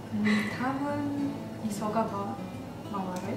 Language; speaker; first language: Japanese; non-native, fluent; Russian